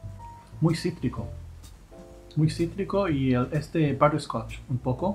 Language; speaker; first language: Spanish; non-native, fluent; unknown